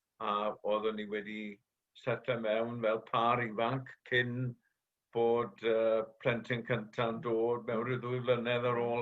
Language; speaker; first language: Welsh; native; Welsh